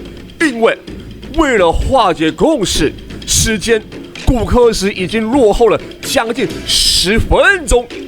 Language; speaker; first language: Chinese; native; Chinese